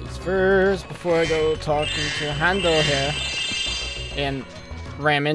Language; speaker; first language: English; native; English